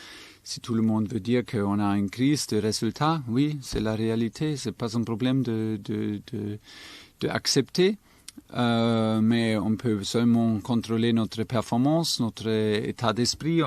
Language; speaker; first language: French; non-native, fluent; German